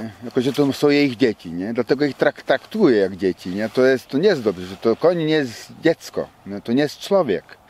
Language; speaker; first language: Polish; non-native, learner; Czech